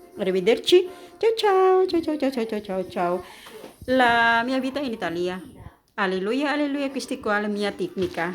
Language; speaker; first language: Italian; non-native, learner; Cebuano